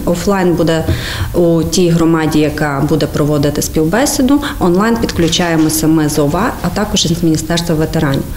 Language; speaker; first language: Ukrainian; native; Ukrainian